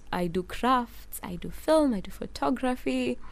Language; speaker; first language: English; non-native, local second language; Swahili